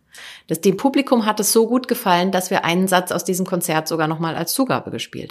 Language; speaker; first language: German; native; German